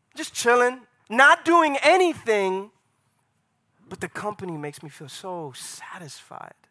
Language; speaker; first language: English; native; English